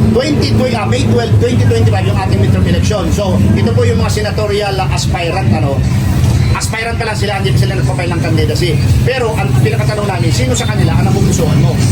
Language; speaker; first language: Filipino; non-native, local second language; Bikol